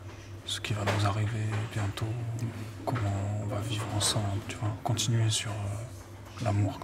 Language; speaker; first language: French; native; French